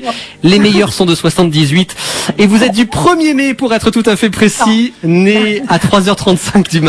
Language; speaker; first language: French; native; French